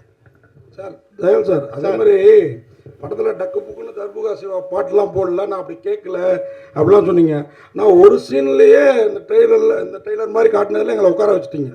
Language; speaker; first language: Tamil; native; Tamil